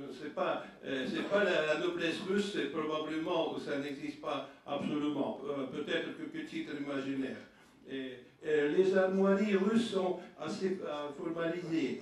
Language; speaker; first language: French; non-native, learner; Russian